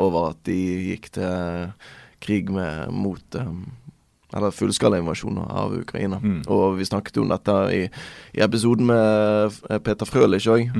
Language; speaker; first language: Norwegian; native; Norwegian